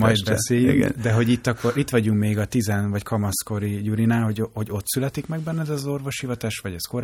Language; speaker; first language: Hungarian; native; Hungarian